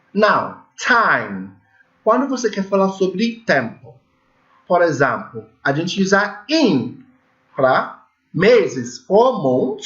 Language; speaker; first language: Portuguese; non-native, learner; English